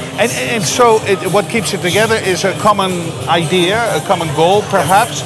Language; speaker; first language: English; non-native, fluent; Dutch